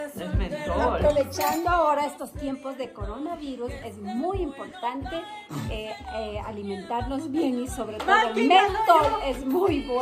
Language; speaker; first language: Spanish; native; Spanish